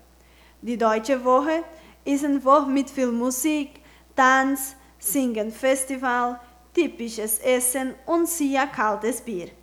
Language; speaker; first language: German; non-native, learner; Portuguese